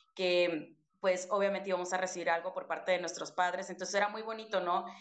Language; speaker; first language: Spanish; native; Spanish